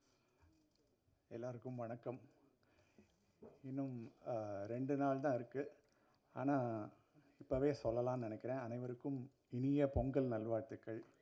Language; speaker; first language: Tamil; native; Tamil